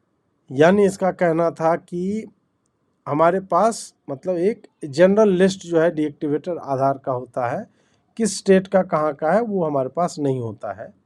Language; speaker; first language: Hindi; native; Hindi